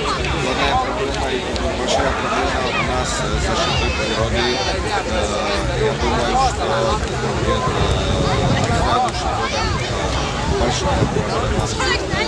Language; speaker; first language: Russian; non-native, learner; Czech